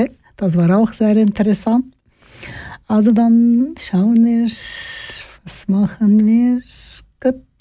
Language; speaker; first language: German; non-native, learner; Georgian